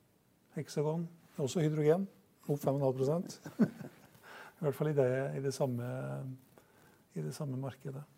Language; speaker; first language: Norwegian; native; Norwegian